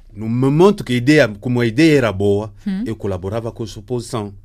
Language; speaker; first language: Portuguese; non-native, learner; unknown